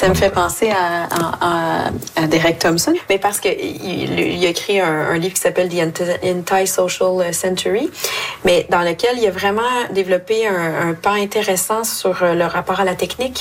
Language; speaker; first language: French; native; French